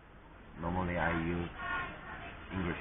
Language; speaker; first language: English; non-native, learner; Korean